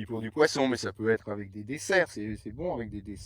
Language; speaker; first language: French; native; French